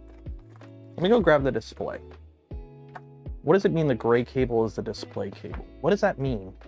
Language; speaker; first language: English; native; English